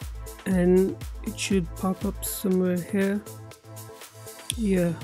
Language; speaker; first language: English; non-native, local second language; Nepali